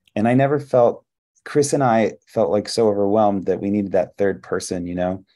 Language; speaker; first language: English; early bilingual, other home language; Hebrew